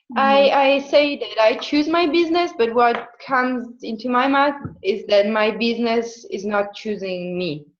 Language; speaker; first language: English; non-native, fluent; Italian